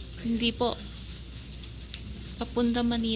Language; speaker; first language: Filipino; non-native, learner; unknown